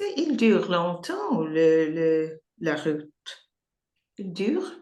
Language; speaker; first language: French; non-native, learner; English